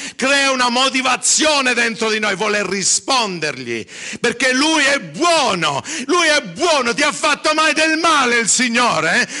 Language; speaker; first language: Italian; early bilingual, heritage; English